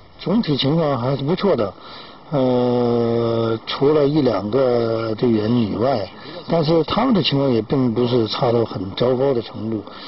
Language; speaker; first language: Chinese; non-native, fluent; Korean